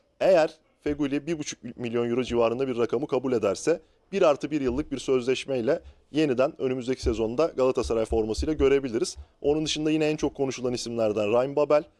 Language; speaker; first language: Turkish; native; Turkish